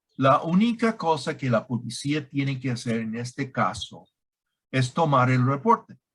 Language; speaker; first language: Spanish; non-native, learner; English